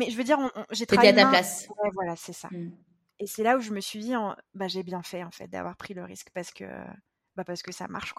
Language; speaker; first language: French; native; French